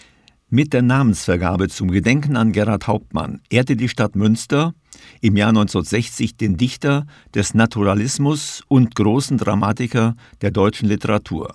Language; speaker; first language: German; native; German